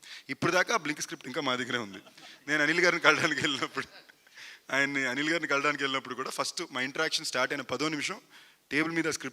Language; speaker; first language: Telugu; native; Telugu